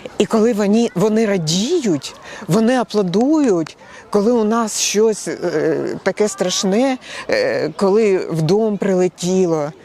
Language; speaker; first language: Ukrainian; non-native, local second language; Russian